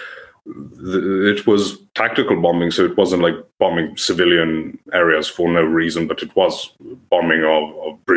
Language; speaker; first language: English; non-native, fluent; Serbian